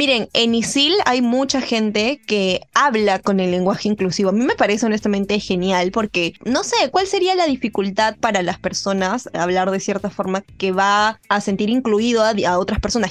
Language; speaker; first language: Spanish; native; Spanish